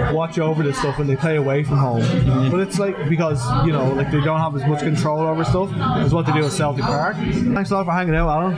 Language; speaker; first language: English; native; English